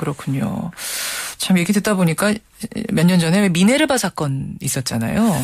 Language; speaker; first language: Korean; native; Korean